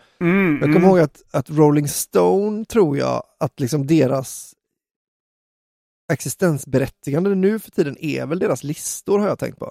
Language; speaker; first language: Swedish; native; Swedish